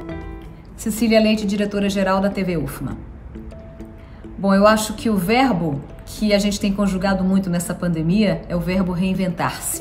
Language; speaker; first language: Portuguese; native; Portuguese